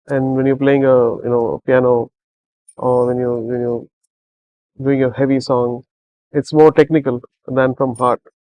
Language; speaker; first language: English; non-native, local second language; Tamil